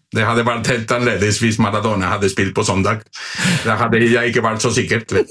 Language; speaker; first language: Norwegian; non-native, fluent; Spanish